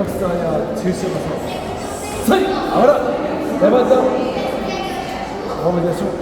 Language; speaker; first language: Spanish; non-native, learner; Korean